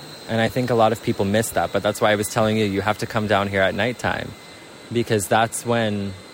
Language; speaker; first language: English; native; English